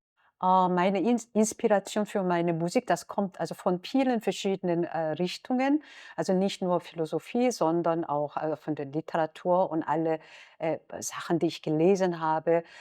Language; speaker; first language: German; non-native, fluent; Korean